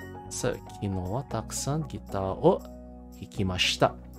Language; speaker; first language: Japanese; non-native, learner; English